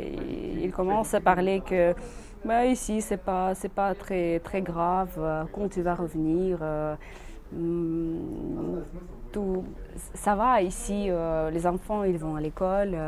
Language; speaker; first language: French; non-native, learner; Russian